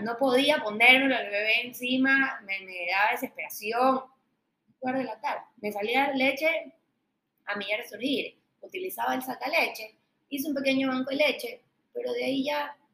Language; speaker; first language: Spanish; native; Spanish